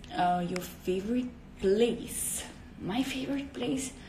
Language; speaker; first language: English; non-native, fluent; Italian